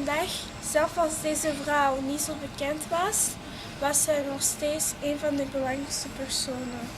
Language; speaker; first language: Dutch; non-native, local second language; French